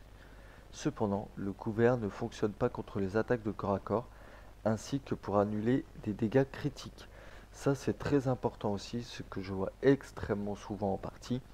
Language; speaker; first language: French; native; French